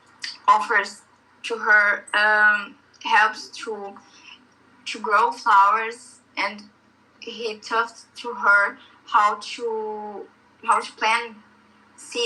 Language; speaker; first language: English; non-native, learner; Portuguese